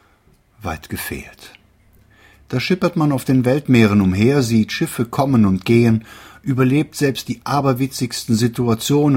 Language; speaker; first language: German; native; German